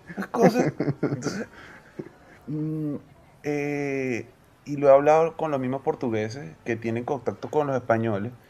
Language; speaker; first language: Spanish; native; Spanish